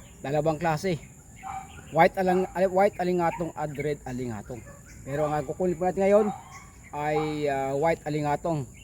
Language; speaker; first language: Filipino; native; Filipino